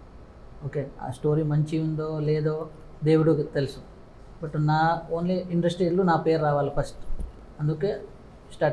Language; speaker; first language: Telugu; non-native, local second language; Kannada